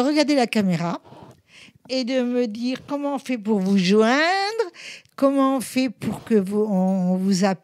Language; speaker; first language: French; native; French